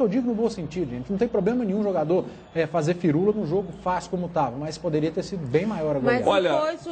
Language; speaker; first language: Portuguese; native; Portuguese